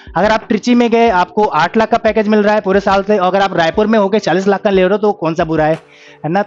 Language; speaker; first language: Hindi; native; Hindi